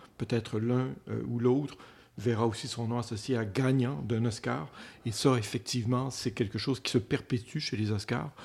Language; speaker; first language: French; native; French